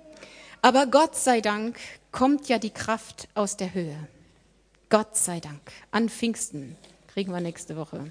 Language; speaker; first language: German; native; German